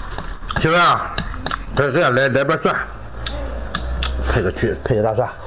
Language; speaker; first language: Chinese; native; Chinese